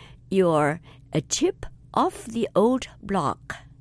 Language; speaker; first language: English; non-native, fluent; Vietnamese